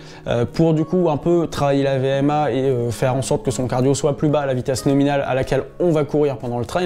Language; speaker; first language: French; native; French